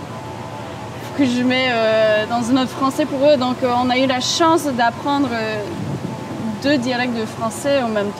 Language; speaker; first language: French; non-native, local second language; English